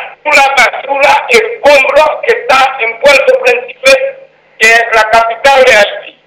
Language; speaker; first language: Spanish; non-native, fluent; Haitian Creole